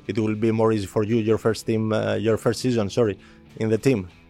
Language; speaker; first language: English; non-native, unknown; Greek